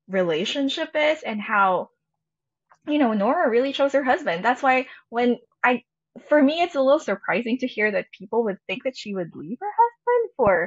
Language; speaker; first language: English; non-native, local second language; Filipino